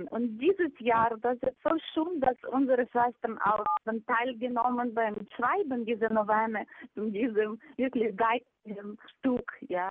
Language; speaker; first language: German; non-native, fluent; Ukrainian